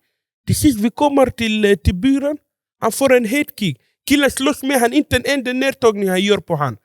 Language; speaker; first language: Swedish; non-native, fluent; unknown